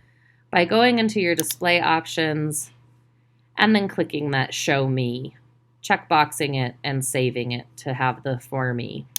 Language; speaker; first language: English; native; English